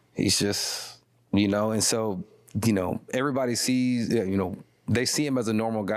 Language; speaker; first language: English; native; English